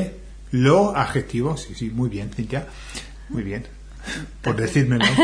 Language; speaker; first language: Spanish; non-native, fluent; English